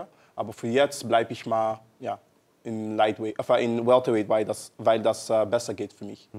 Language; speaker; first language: German; non-native, learner; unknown